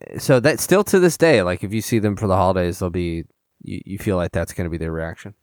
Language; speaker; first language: English; native; English